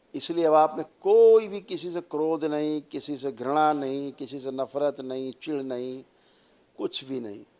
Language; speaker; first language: Hindi; native; Hindi